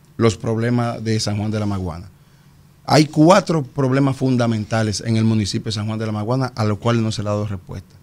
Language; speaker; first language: Spanish; native; Spanish